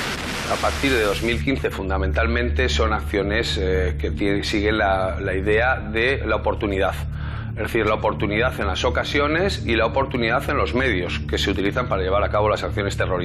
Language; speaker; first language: Spanish; native; Spanish